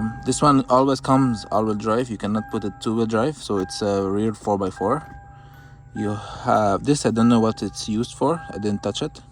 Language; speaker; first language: English; non-native, fluent; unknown